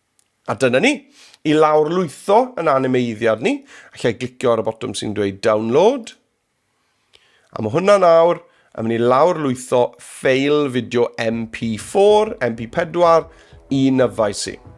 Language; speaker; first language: Welsh; native; Welsh